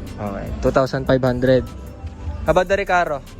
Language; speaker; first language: English; non-native, local second language; Filipino